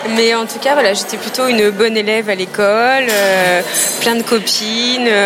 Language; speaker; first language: French; native; French